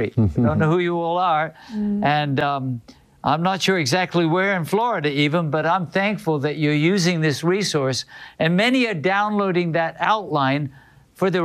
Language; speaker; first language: English; native; English